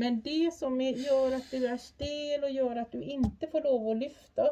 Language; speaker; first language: Swedish; native; Swedish